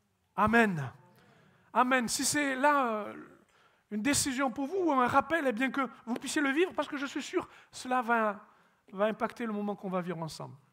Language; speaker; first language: French; native; French